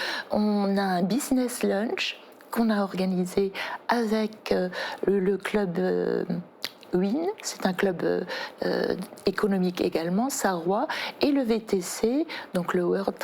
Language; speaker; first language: French; native; French